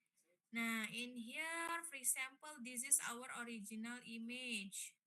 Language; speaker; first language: English; non-native, fluent; Indonesian